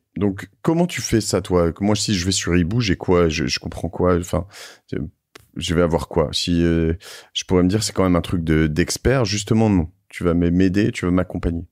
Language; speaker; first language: French; native; French